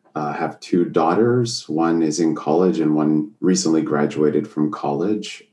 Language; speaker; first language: English; native; English